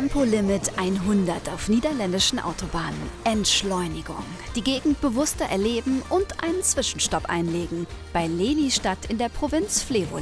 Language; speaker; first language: German; native; German